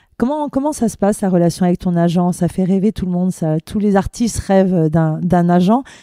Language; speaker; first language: French; native; French